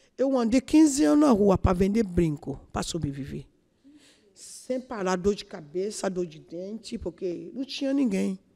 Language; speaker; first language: Portuguese; non-native, learner; Yoruba